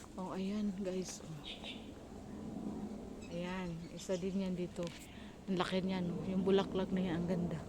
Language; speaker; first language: Filipino; non-native, local second language; Cebuano